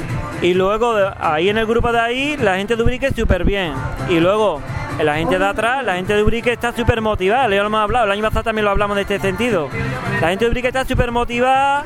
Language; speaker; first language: Spanish; native; Spanish